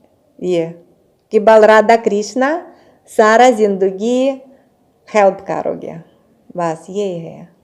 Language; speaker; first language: Hindi; non-native, learner; Russian